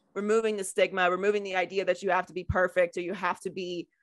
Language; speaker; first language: English; native; English